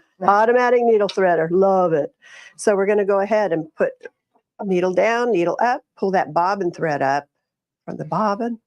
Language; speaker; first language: English; native; English